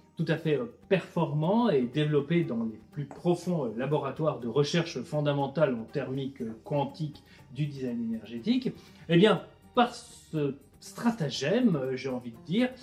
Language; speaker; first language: French; native; French